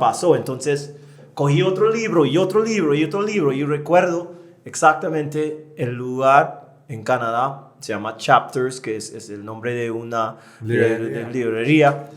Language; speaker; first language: Spanish; non-native, fluent; English